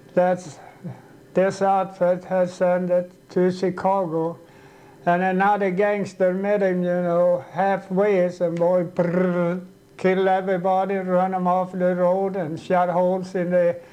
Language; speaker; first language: English; non-native, fluent; Swedish